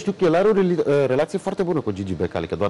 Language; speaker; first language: Romanian; native; Romanian